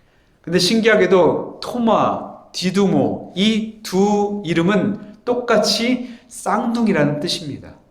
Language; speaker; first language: Korean; native; Korean